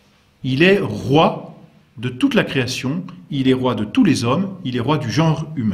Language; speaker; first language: French; native; French